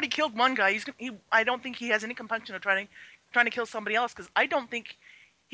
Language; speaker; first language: English; early bilingual, other home language; Chinese